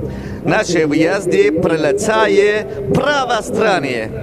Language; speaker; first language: Czech; non-native, learner; Turkish